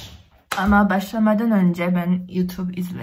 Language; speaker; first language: Turkish; non-native, learner; Korean